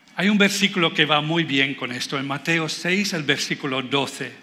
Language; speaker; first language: Spanish; non-native, fluent; Dutch